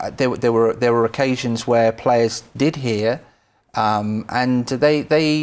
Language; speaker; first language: English; native; English